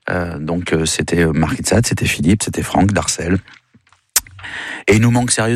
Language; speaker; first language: French; native; French